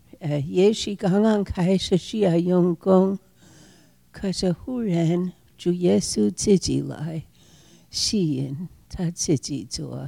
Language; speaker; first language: Chinese; non-native, fluent; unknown